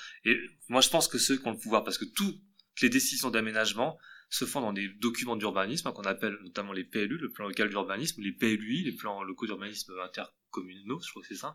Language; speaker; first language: French; native; French